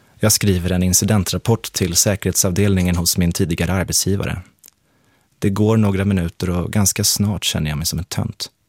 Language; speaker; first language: Swedish; native; Swedish